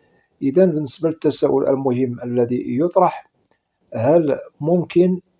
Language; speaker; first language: Arabic; native; Arabic